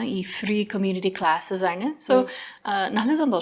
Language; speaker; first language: Malayalam; non-native, learner; English